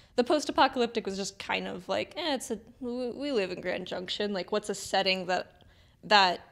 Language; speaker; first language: English; native; English